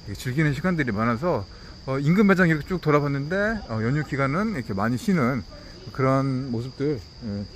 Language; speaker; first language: Korean; native; Korean